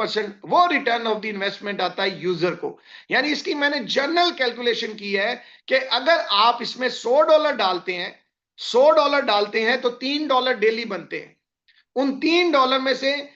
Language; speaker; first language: Hindi; native; Hindi